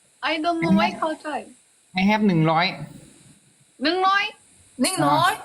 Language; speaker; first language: English; non-native, learner; Korean